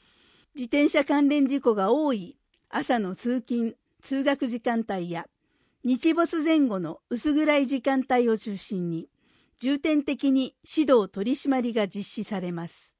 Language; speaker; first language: Japanese; native; Japanese